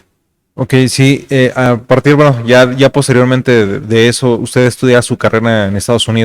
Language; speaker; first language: Spanish; native; Spanish